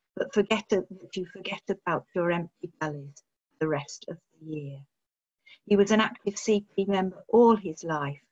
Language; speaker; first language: English; native; English